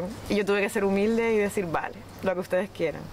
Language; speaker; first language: Spanish; native; Spanish